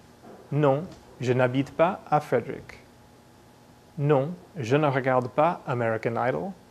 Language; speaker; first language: French; non-native, fluent; English